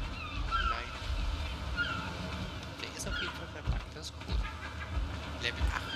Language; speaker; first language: German; native; German